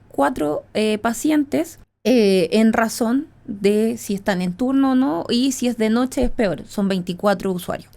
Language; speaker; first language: Spanish; native; Spanish